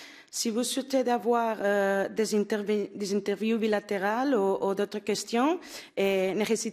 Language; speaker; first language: French; non-native, learner; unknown